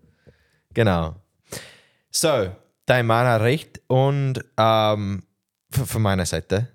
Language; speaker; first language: German; non-native, learner; English